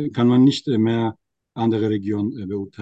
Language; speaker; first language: German; non-native, fluent; Turkish